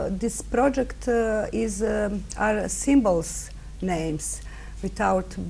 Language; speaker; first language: English; non-native, learner; Serbian